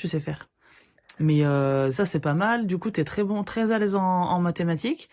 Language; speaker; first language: French; native; French